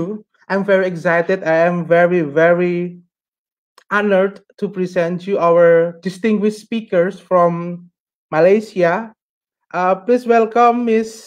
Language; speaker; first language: English; non-native, fluent; Indonesian